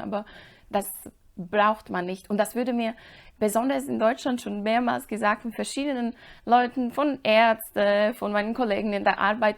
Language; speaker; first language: German; non-native, fluent; Slovak